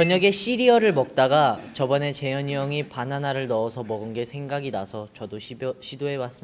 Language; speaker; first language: Korean; native; Korean